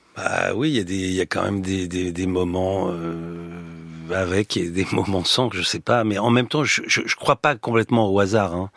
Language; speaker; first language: French; native; French